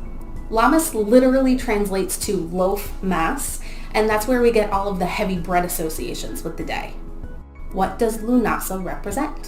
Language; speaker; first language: English; native; English